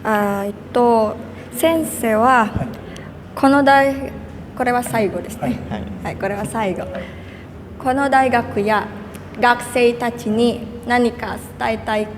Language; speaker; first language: Japanese; non-native, learner; Indonesian